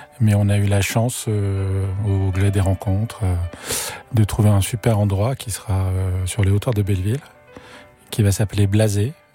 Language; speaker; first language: French; native; French